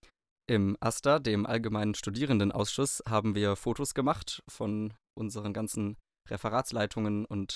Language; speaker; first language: German; native; German